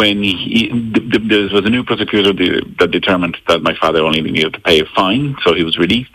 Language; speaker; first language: English; non-native, fluent; Spanish